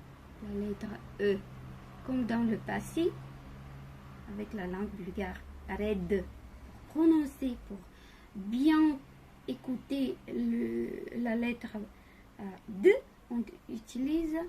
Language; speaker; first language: French; non-native, fluent; Bulgarian